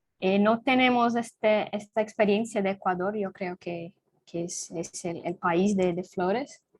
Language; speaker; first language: Spanish; non-native, fluent; Portuguese